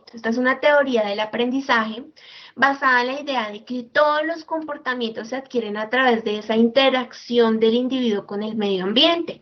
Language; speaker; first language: Spanish; native; Spanish